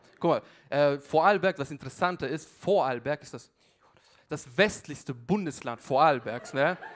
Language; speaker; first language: German; early bilingual, other home language; Albanian